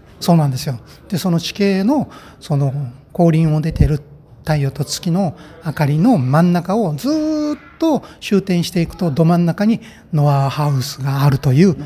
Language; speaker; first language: Japanese; native; Japanese